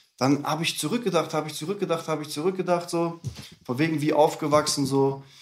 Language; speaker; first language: German; native; German